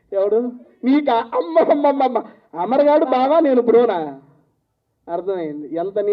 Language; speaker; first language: Telugu; native; Telugu